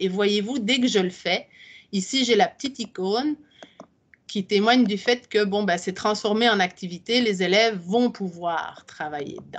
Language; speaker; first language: French; native; French